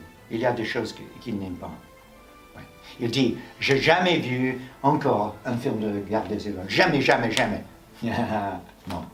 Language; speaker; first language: French; non-native, fluent; English